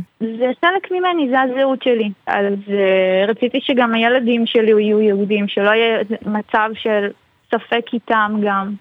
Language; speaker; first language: Hebrew; early bilingual, other home language; Russian